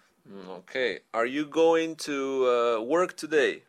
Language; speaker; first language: English; non-native, fluent; Spanish